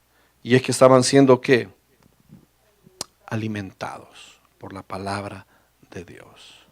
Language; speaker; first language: Spanish; native; Spanish